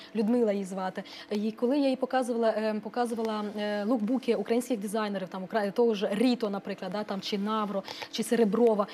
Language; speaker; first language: Ukrainian; non-native, local second language; Romanian